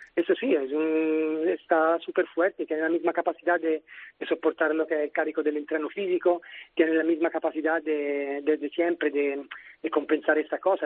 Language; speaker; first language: Spanish; non-native, fluent; Italian